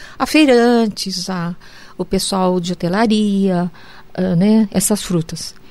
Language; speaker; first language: Portuguese; early bilingual, other home language; Japanese